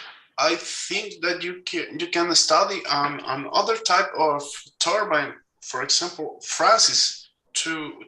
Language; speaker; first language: English; non-native, fluent; Spanish